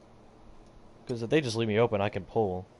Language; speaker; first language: English; native; English